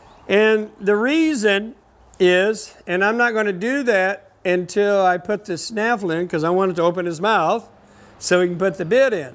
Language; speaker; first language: English; native; English